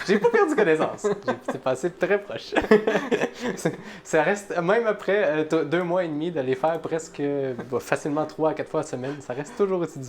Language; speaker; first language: French; native; French